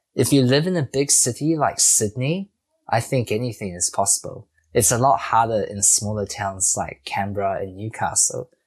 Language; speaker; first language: English; native; English